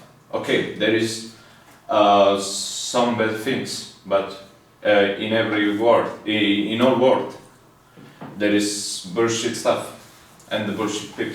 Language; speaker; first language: English; non-native, fluent; Italian